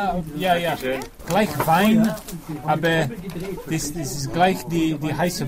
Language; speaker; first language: German; non-native, learner; Czech